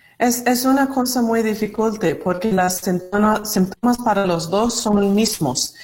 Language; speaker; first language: Spanish; non-native, learner; English